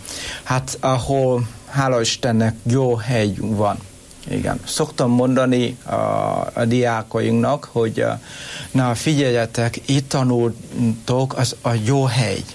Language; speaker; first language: Hungarian; non-native, learner; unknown